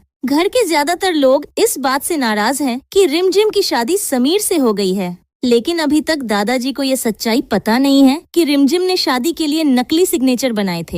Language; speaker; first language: Hindi; native; Hindi